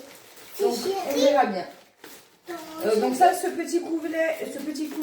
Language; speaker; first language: French; native; French